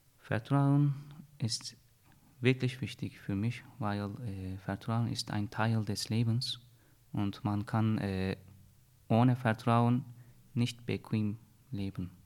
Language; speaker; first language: German; non-native, learner; Turkish